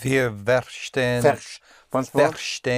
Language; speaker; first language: German; non-native, learner; English